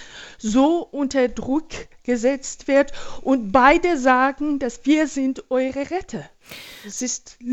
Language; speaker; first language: German; non-native, fluent; Persian